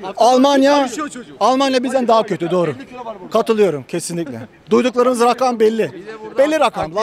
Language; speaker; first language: Turkish; native; Turkish